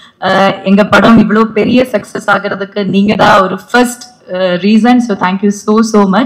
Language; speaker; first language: Tamil; non-native, fluent; Malayalam